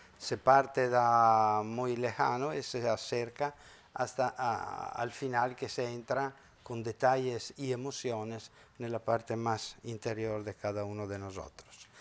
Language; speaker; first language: Spanish; non-native, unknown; Italian